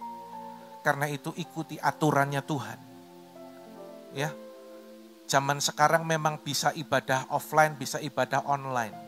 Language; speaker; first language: Indonesian; native; Indonesian